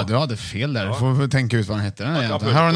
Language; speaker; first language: Swedish; native; Swedish